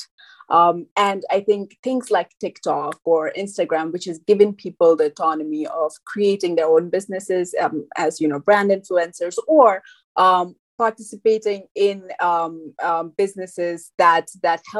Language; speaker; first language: English; non-native, local second language; Nepali